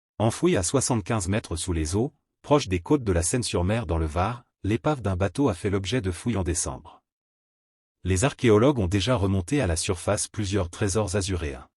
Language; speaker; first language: French; native; French